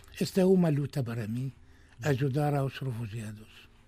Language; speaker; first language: Portuguese; non-native, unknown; Arabic